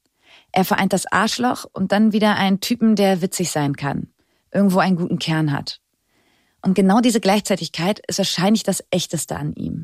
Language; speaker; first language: German; native; German